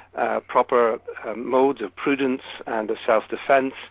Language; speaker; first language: English; native; English